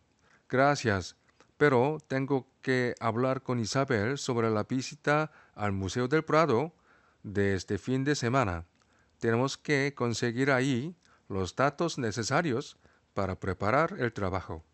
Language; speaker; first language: Spanish; non-native, fluent; Korean